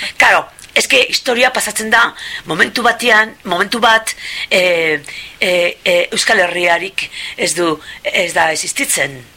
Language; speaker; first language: Basque; non-native, local second language; Spanish